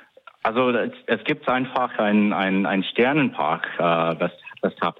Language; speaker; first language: German; non-native, fluent; English